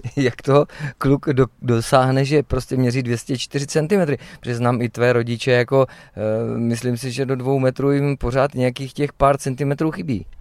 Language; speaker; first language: Czech; native; Czech